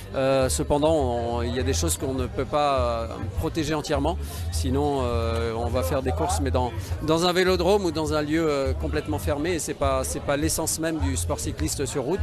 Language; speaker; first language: French; native; French